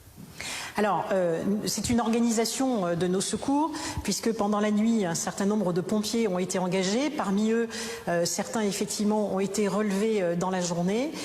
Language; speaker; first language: French; native; French